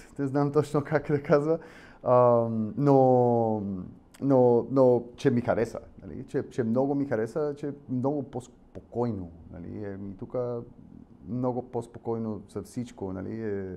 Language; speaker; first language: Bulgarian; non-native, learner; Spanish